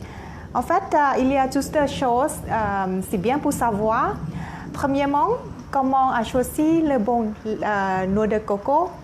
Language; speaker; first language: French; non-native, learner; Thai